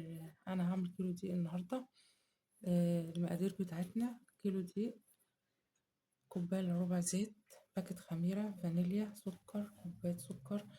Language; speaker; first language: Arabic; native; Arabic